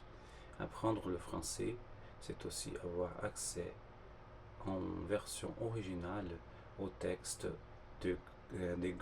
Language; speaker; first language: French; non-native, fluent; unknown